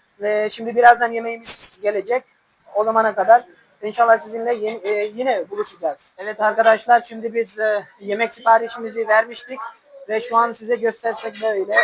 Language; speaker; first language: Turkish; non-native, fluent; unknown